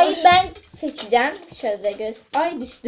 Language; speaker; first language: Turkish; native; Turkish